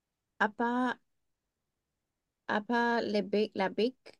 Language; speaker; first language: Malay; non-native, learner; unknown